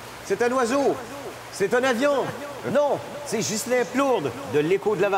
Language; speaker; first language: French; native; French